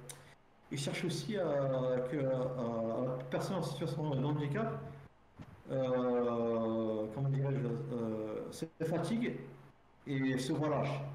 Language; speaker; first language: French; native; French